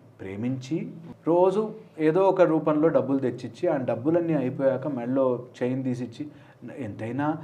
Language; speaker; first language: Telugu; native; Telugu